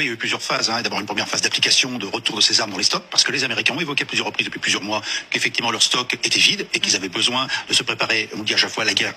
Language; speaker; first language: French; native; French